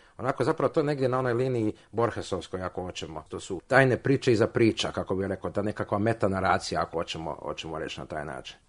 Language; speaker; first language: Croatian; native; Croatian